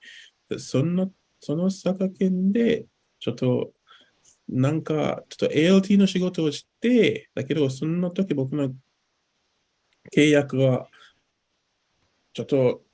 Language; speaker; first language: Japanese; non-native, learner; English